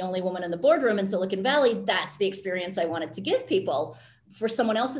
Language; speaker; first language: English; native; English